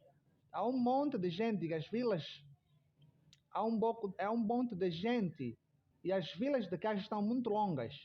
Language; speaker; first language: Portuguese; non-native, fluent; Somali